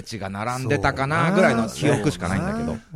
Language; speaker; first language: Japanese; native; Japanese